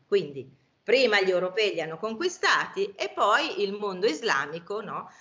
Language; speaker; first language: Italian; native; Italian